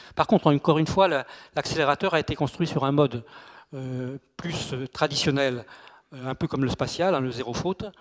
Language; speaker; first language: French; native; French